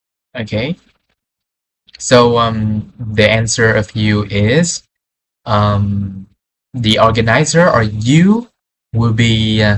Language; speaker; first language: English; non-native, fluent; Vietnamese